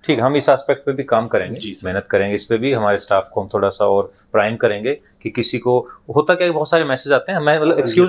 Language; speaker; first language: Hindi; native; Hindi